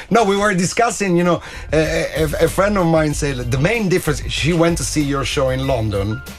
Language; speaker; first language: English; non-native, fluent; Italian